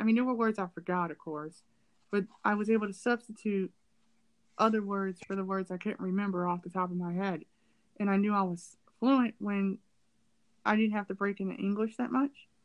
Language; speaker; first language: English; native; English